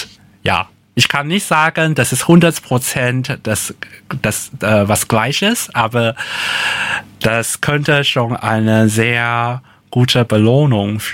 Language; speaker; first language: German; non-native, learner; Chinese